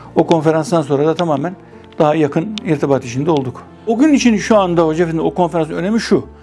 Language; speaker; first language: Turkish; native; Turkish